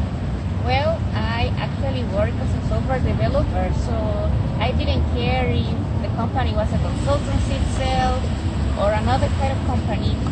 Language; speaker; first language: English; non-native, fluent; Spanish